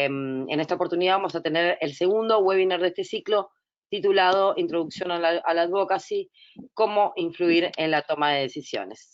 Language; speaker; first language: Spanish; native; Spanish